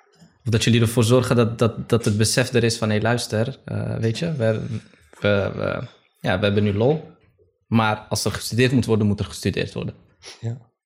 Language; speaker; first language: Dutch; early bilingual, other home language; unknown